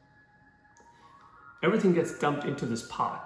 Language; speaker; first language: English; non-native, local second language; Urdu